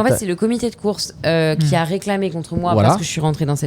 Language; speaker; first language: French; native; French